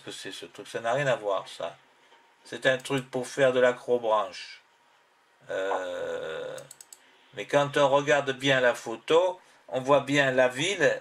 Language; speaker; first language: French; native; French